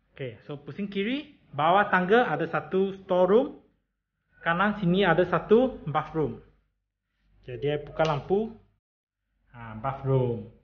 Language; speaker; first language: Malay; non-native, local second language; Chinese